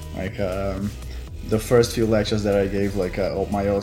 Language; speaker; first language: English; non-native, fluent; Portuguese